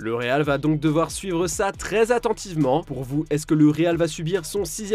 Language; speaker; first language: French; native; French